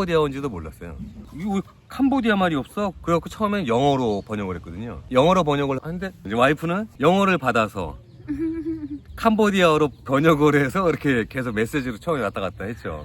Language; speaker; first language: Korean; native; Korean